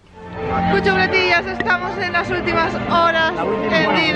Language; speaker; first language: Spanish; native; Spanish